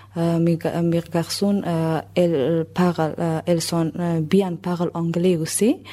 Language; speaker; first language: French; non-native, learner; Persian